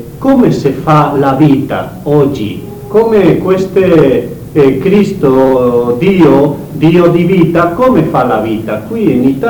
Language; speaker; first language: Italian; non-native, learner; Spanish